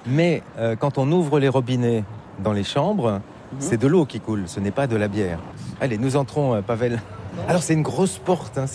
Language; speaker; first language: French; native; French